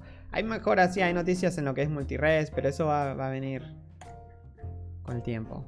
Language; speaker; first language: Spanish; native; Spanish